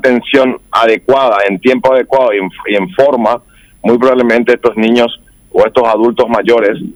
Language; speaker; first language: Spanish; native; Spanish